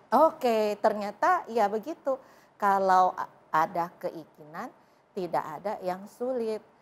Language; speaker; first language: Indonesian; native; Indonesian